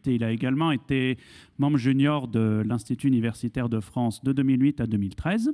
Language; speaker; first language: French; native; French